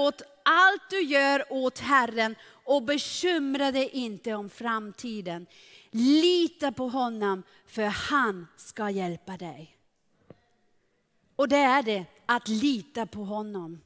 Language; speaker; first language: Swedish; non-native, fluent; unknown